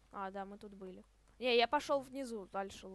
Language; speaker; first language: Russian; native; Russian